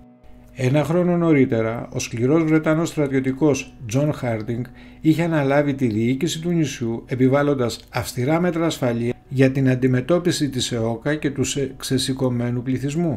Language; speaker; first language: Greek; native; Greek